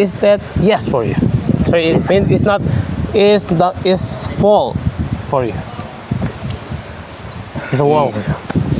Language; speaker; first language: English; non-native, learner; Indonesian